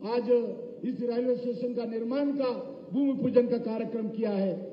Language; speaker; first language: Hindi; non-native, local second language; Telugu